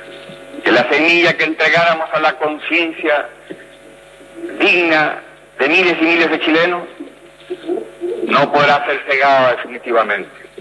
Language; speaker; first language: Spanish; native; Spanish